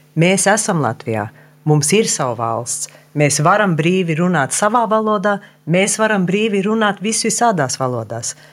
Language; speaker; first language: Latvian; early bilingual, heritage; Latvian